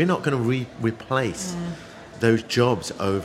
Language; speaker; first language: English; native; English